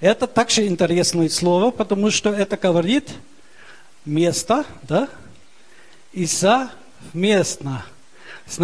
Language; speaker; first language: Russian; early bilingual, heritage; Russian